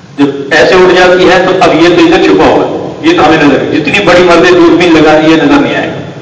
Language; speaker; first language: Urdu; non-native, local second language; Pashto